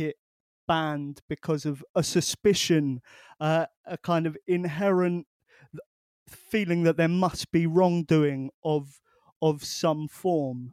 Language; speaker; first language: English; native; English